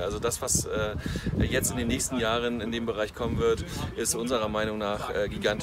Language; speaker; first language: German; native; German